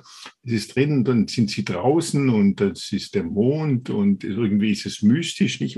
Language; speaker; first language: German; native; German